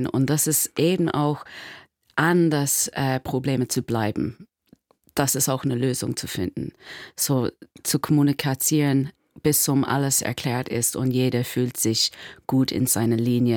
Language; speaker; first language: German; non-native, learner; English